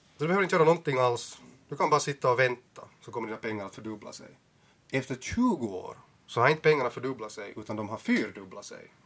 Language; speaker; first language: Swedish; native; Swedish